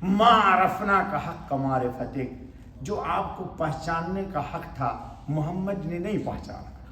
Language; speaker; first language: Urdu; native; Urdu